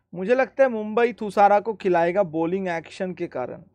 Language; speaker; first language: Hindi; non-native, local second language; Bangla